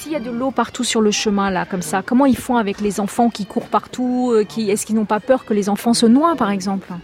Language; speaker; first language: French; native; French